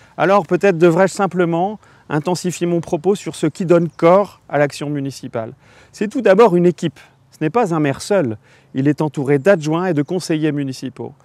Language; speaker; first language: French; native; French